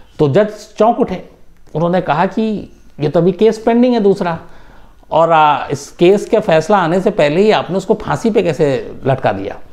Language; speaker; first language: Hindi; native; Hindi